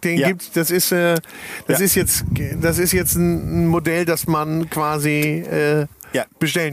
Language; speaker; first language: German; native; German